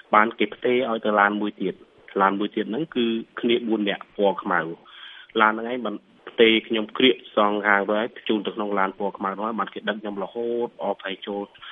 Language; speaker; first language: Khmer; native; Khmer